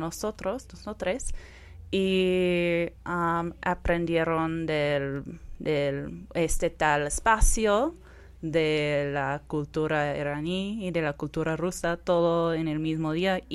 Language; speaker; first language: Spanish; non-native, fluent; English